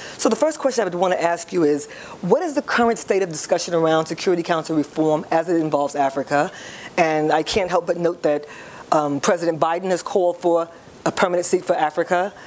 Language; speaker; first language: English; native; English